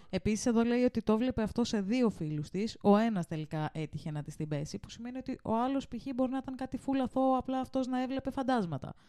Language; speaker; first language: Greek; early bilingual, heritage; Greek